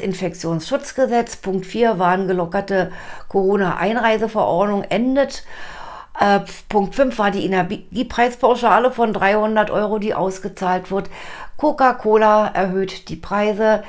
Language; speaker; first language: German; native; German